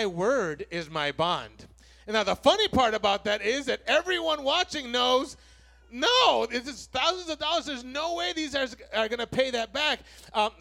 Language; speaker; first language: English; non-native, fluent; Spanish